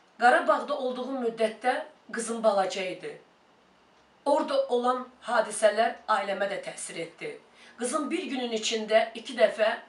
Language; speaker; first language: Azerbaijani; non-native, local second language; Talysh